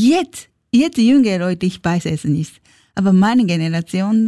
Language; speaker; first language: German; non-native, learner; Japanese